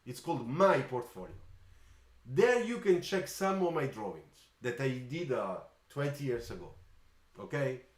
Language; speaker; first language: English; non-native, fluent; Italian